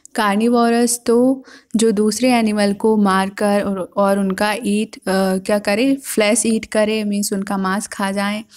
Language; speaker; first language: Hindi; native; Hindi